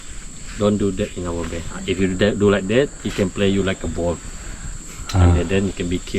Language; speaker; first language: English; non-native, local second language; Malay